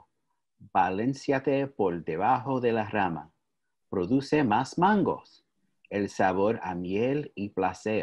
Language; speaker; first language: Spanish; early bilingual, heritage; English